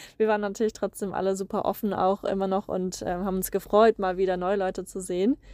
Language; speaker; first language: German; native; German